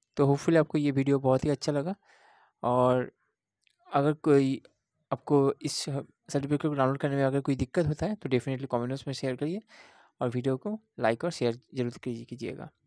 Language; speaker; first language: Hindi; non-native, local second language; Bangla